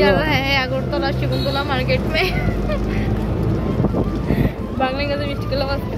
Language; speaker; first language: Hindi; non-native, local second language; Bangla